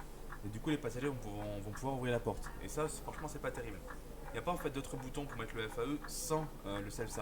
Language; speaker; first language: French; native; French